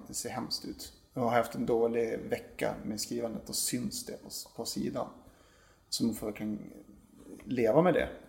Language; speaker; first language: Swedish; native; Swedish